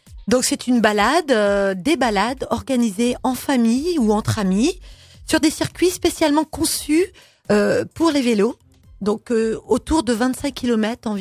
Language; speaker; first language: French; native; French